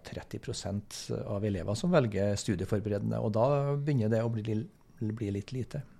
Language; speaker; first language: Norwegian; native; Norwegian